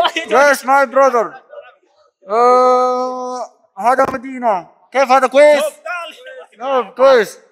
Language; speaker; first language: Arabic; non-native, learner; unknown